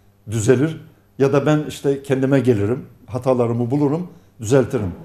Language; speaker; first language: Turkish; non-native, local second language; Arabic